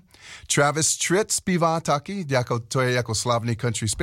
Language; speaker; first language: Czech; non-native, learner; English